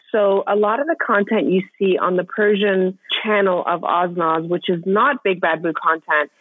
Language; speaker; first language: English; non-native, fluent; Persian